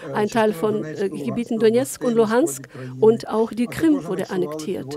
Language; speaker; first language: German; non-native, fluent; Ukrainian